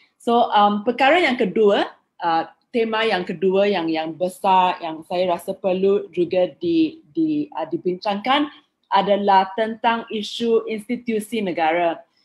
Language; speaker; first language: Malay; non-native, local second language; English